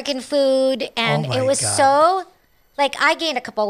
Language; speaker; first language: English; non-native, local second language; Cebuano